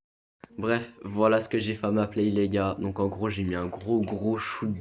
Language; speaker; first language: French; native; French